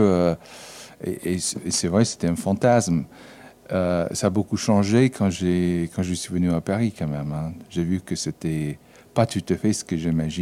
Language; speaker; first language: French; non-native, fluent; English